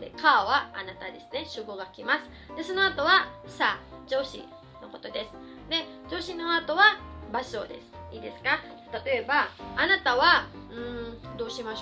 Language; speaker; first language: Japanese; non-native, fluent; Filipino